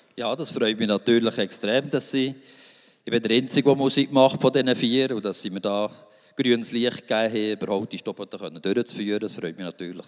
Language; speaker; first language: German; native; German